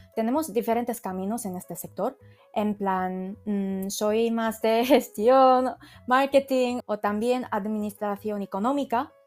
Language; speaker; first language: Spanish; non-native, fluent; Korean